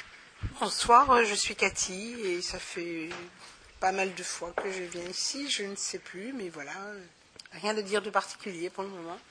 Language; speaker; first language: French; native; French